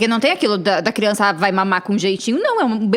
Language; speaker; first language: Portuguese; native; Portuguese